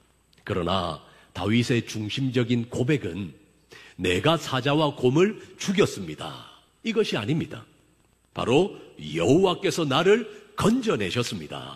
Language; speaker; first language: Korean; native; Korean